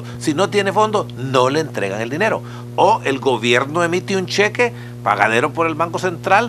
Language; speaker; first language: Spanish; native; Spanish